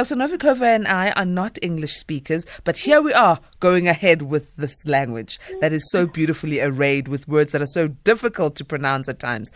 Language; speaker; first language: English; non-native, local second language; Zulu